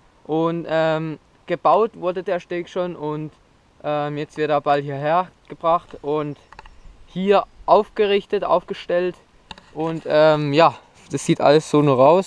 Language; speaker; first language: German; native; German